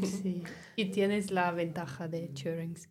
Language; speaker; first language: Spanish; non-native, learner; English